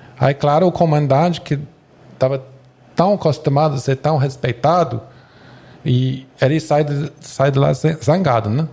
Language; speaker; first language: Portuguese; non-native, fluent; English